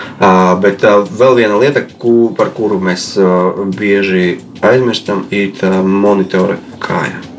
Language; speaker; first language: Latvian; non-native, local second language; Russian